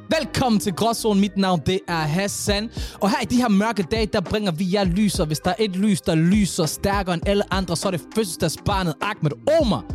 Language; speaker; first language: Danish; early bilingual, other home language; Somali